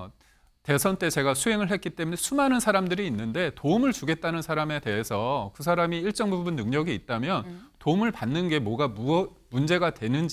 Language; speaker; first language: Korean; native; Korean